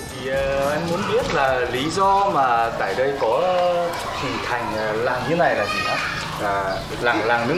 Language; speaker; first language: Vietnamese; non-native, fluent; Korean